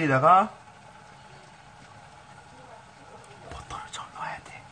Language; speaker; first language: Korean; non-native, fluent; English